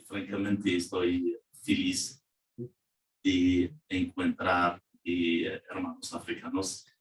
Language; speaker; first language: Spanish; non-native, learner; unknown